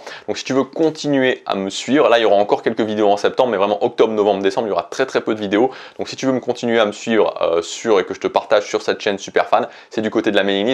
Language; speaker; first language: French; native; French